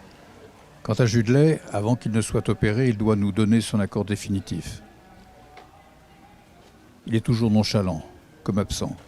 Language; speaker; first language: French; native; French